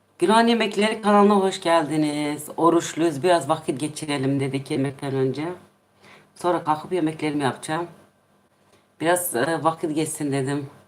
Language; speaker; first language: Turkish; non-native, local second language; Kurdish